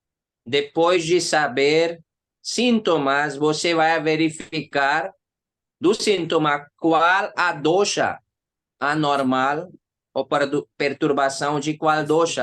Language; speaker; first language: Portuguese; non-native, learner; Hindi